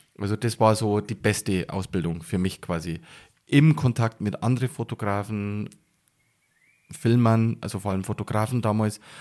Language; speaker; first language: German; native; German